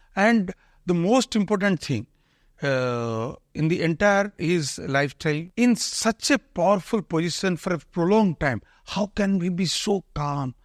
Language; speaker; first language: English; non-native, local second language; Odia